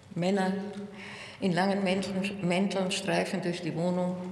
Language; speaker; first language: German; native; German